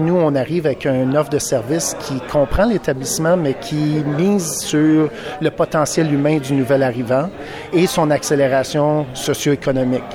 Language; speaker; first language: French; native; French